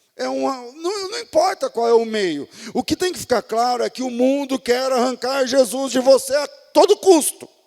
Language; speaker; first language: Portuguese; native; Portuguese